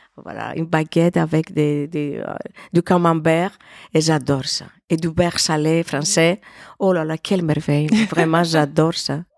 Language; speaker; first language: French; non-native, fluent; Greek